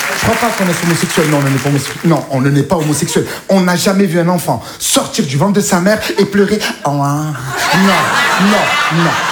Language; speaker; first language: French; native; French